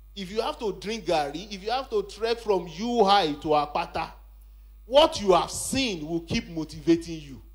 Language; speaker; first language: English; non-native, local second language; Yoruba